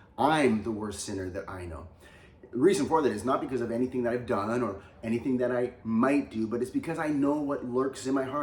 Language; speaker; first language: English; native; English